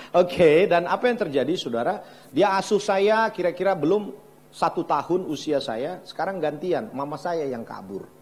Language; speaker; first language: Indonesian; native; Indonesian